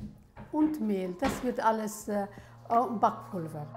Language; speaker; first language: German; early bilingual, heritage; German